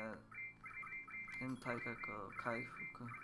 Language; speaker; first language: Japanese; non-native, learner; English